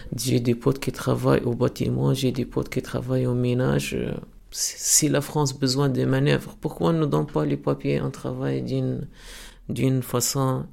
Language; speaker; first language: French; non-native, local second language; Arabic